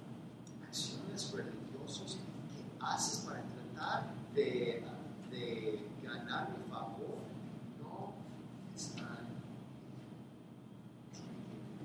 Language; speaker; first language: Spanish; non-native, fluent; English